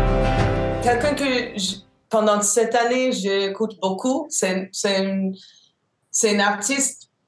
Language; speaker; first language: French; non-native, local second language; English